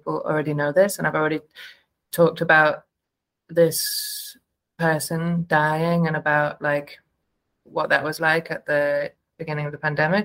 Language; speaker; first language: English; native; English